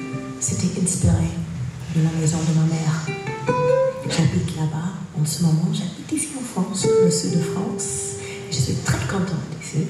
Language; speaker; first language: French; non-native, learner; English